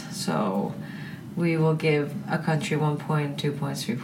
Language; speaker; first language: English; early bilingual, other home language; Icelandic